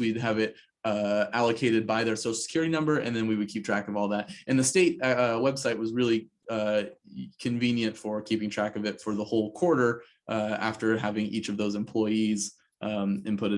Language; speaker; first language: English; native; English